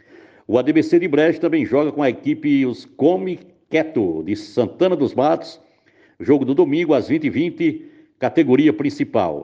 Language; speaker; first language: Portuguese; native; Portuguese